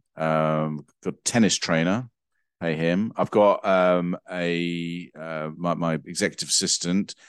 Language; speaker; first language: English; native; English